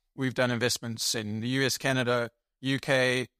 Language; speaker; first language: English; native; English